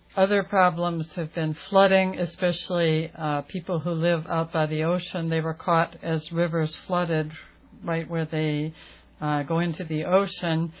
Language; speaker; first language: English; native; English